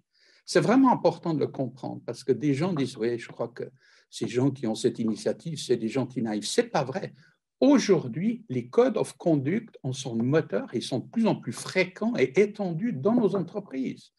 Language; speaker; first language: French; native; French